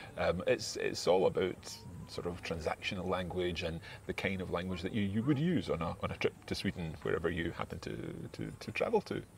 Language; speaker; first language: English; native; English